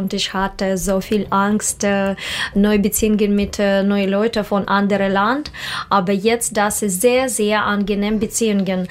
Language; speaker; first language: German; non-native, learner; Russian